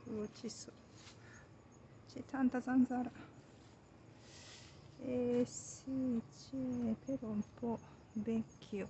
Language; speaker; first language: Italian; non-native, learner; Japanese